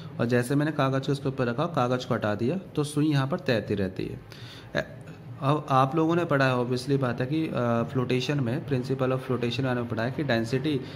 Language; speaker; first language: Hindi; native; Hindi